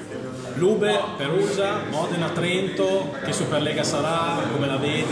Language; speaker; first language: Italian; native; Italian